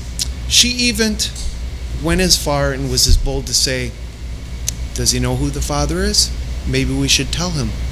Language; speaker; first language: English; native; English